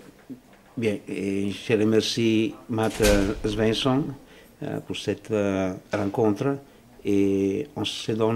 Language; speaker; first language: French; non-native, fluent; Italian